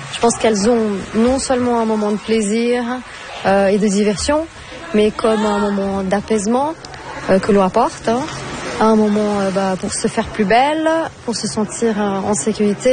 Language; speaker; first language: French; native; French